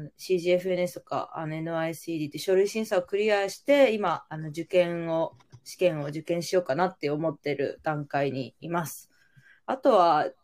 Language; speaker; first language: Japanese; native; Japanese